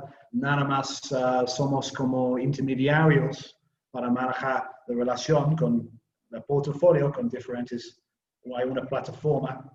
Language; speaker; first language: Spanish; non-native, learner; English